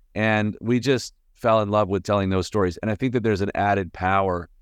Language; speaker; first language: English; native; English